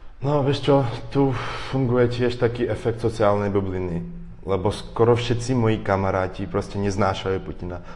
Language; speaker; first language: Slovak; non-native, fluent; Russian